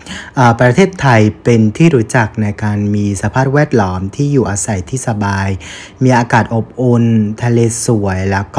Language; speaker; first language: Thai; non-native, fluent; Vietnamese